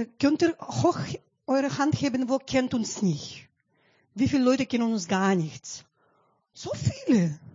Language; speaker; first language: German; non-native, fluent; Russian